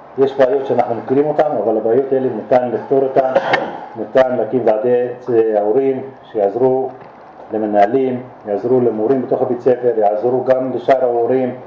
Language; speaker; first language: Hebrew; non-native, local second language; Arabic